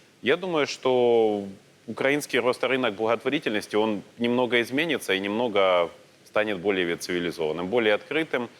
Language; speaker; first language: Russian; native; Russian